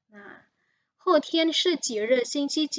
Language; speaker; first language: Chinese; non-native, fluent; Indonesian